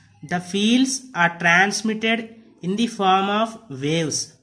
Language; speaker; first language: English; non-native, local second language; Telugu